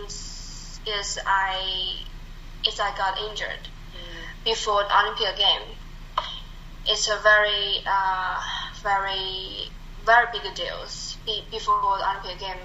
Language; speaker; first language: English; non-native, learner; Chinese